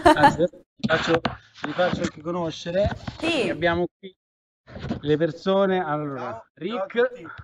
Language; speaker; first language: Italian; native; Italian